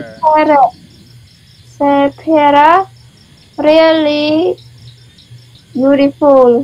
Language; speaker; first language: English; non-native, learner; Khmer